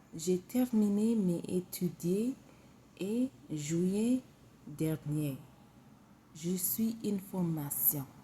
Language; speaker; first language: French; non-native, learner; English